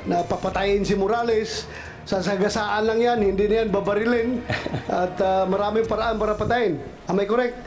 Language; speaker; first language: Filipino; non-native, local second language; Cebuano